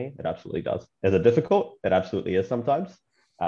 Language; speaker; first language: English; native; English